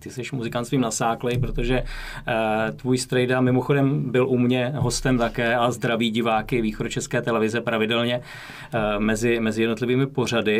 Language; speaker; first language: Czech; native; Czech